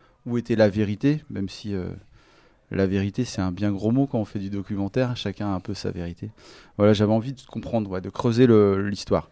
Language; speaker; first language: French; native; French